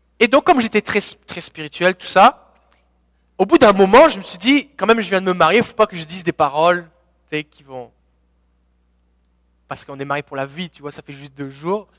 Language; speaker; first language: French; native; French